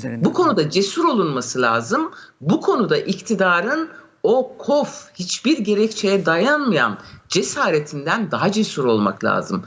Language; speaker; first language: Turkish; non-native, local second language; Kurdish